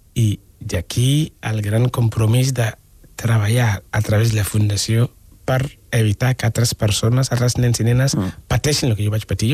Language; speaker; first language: Catalan; non-native, fluent; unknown